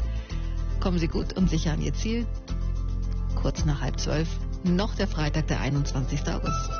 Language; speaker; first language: German; native; German